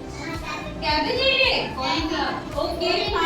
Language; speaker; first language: English; non-native, local second language; Hindi